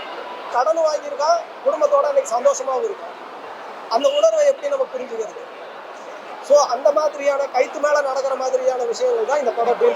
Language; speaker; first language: Tamil; native; Tamil